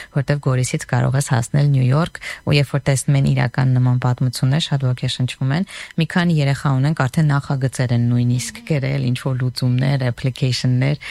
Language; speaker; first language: Armenian; native; Armenian